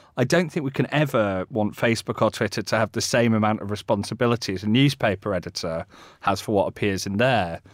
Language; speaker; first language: English; native; English